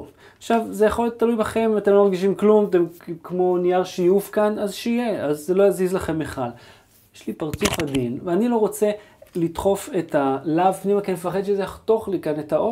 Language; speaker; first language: Hebrew; native; Hebrew